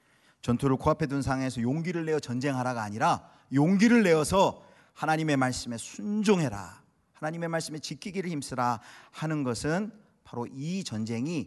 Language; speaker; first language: Korean; native; Korean